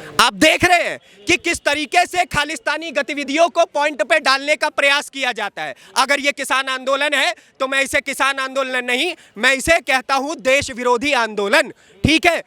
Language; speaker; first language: Hindi; native; Hindi